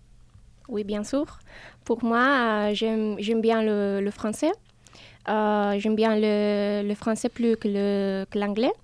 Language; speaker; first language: French; non-native, learner; Spanish